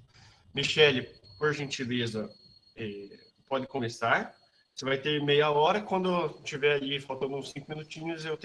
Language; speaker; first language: Portuguese; native; Portuguese